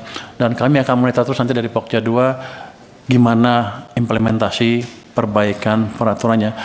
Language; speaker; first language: Indonesian; native; Indonesian